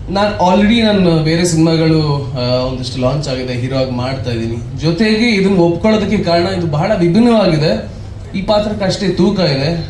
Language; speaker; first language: Kannada; native; Kannada